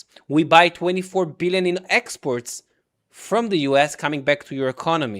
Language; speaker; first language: English; native; English